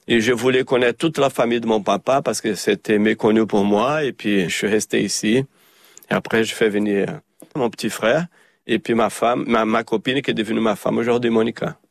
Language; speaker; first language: French; early bilingual, heritage; Portuguese